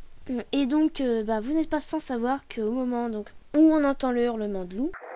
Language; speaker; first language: French; native; French